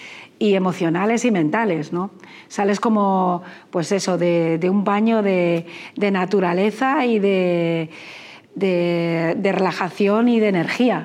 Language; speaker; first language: Spanish; native; Spanish